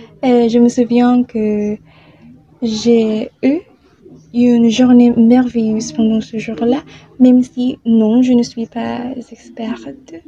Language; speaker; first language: French; non-native, learner; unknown